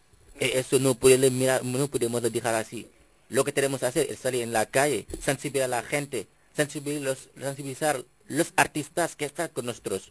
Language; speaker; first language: Spanish; non-native, fluent; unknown